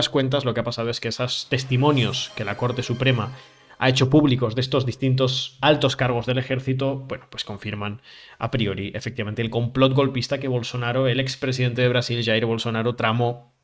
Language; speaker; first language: Spanish; native; Spanish